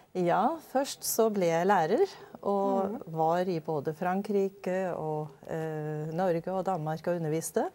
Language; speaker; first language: Norwegian; early bilingual, other home language; Danish